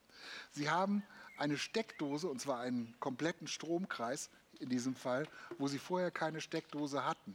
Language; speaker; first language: German; native; German